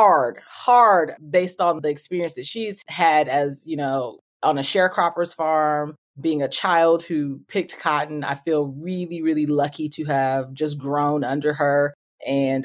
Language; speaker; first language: English; native; English